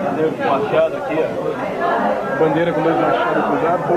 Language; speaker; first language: Portuguese; native; Portuguese